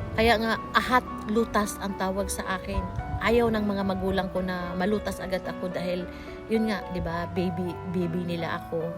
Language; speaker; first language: Filipino; non-native, local second language; Cebuano